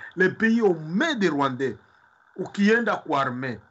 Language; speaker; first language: French; non-native, local second language; Swahili